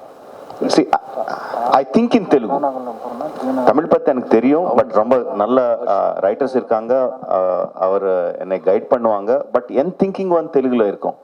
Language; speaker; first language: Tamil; non-native, local second language; Telugu